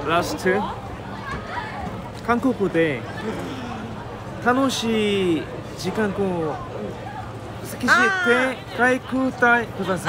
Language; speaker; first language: Japanese; non-native, learner; Korean